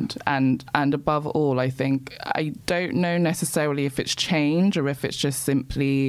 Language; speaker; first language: English; native; English